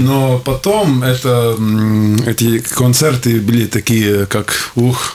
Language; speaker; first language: Russian; non-native, local second language; Latvian